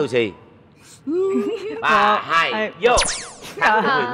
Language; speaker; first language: Vietnamese; native; Vietnamese